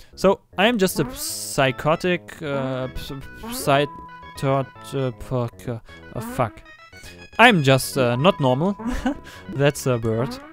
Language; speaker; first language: English; non-native, learner; German